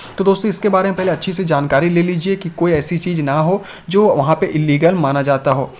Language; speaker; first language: Hindi; native; Hindi